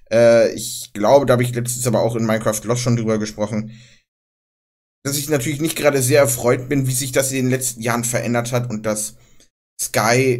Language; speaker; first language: German; native; German